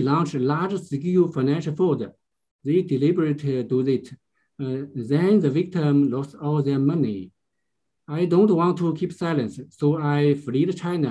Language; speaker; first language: English; non-native, learner; Chinese